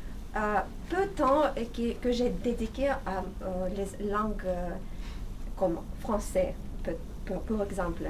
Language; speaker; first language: French; non-native, fluent; Russian